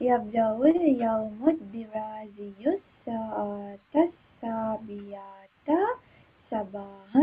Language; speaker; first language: Arabic; non-native, learner; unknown